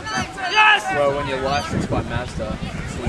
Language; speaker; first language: English; native; English